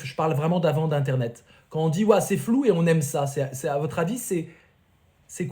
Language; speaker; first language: French; native; French